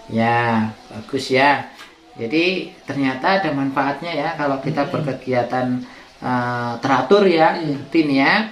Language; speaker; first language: Indonesian; native; Indonesian